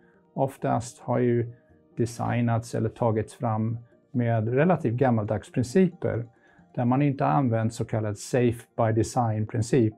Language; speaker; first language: Swedish; non-native, fluent; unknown